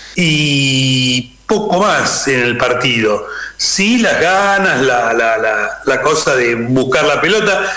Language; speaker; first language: Spanish; native; Spanish